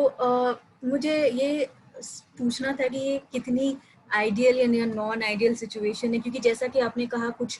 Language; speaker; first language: Hindi; native; Hindi